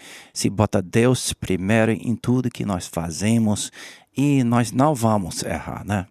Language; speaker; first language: Portuguese; non-native, learner; English